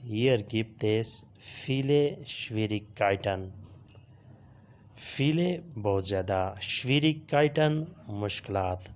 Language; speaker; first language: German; non-native, learner; Urdu